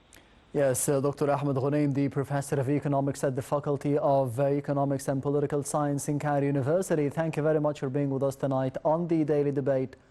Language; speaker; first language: English; non-native, fluent; Arabic